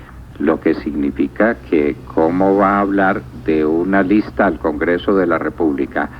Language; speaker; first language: Spanish; native; Spanish